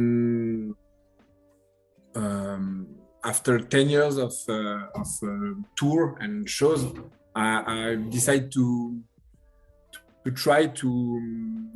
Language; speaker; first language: English; non-native, learner; French